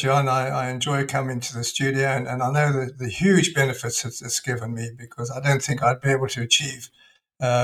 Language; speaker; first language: English; native; English